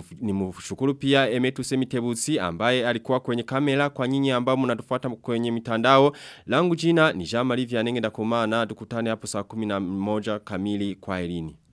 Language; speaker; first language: Swahili; non-native, local second language; Rundi